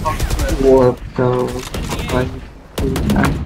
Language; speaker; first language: English; non-native, local second language; Kannada